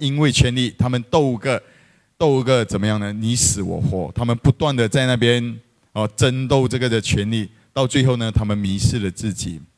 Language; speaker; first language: Chinese; native; Chinese